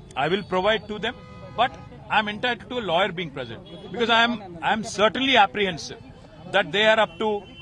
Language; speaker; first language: English; non-native, local second language; Telugu